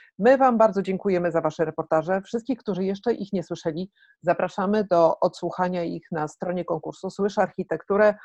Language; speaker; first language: Polish; native; Polish